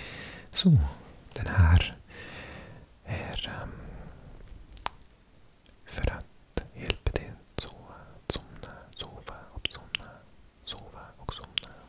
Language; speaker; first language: Swedish; non-native, learner; English